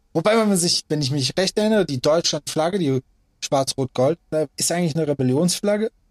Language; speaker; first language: German; early bilingual, other home language; Persian